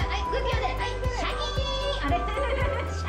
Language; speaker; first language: Japanese; native; Japanese